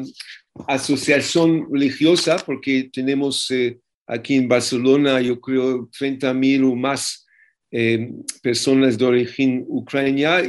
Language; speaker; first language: Spanish; non-native, fluent; English